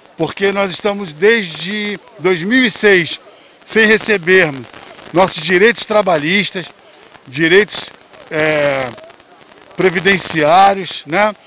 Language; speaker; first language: Portuguese; native; Portuguese